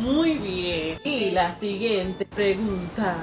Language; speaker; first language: Spanish; native; Spanish